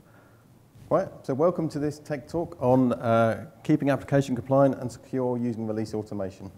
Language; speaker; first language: English; native; English